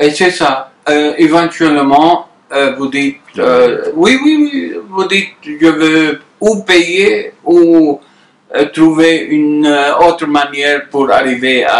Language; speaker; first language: French; non-native, fluent; Arabic